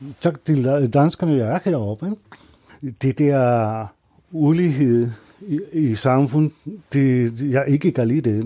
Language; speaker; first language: Danish; non-native, learner; Spanish